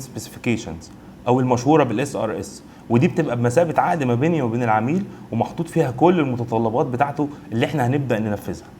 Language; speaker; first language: Arabic; native; Arabic